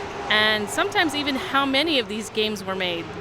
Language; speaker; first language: English; native; English